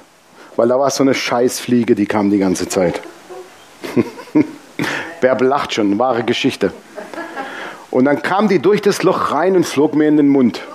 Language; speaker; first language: German; native; German